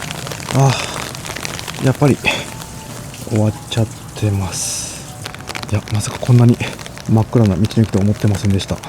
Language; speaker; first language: Japanese; native; Japanese